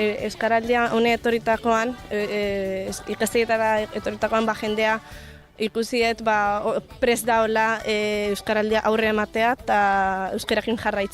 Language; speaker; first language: Basque; early bilingual, other home language; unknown